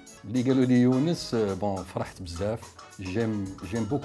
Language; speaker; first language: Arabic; native; Arabic